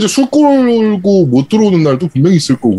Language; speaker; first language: Korean; native; Korean